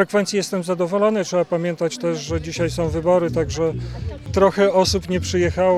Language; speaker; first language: Polish; native; Polish